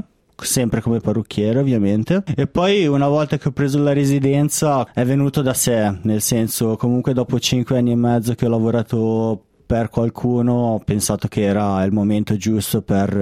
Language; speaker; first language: Italian; native; Italian